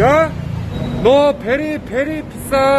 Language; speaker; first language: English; non-native, learner; Korean